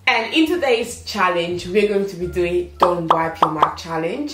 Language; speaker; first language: English; native; English